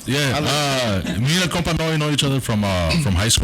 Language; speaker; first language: English; early bilingual, other home language; Spanish